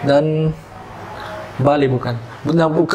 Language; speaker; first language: Indonesian; non-native, learner; Portuguese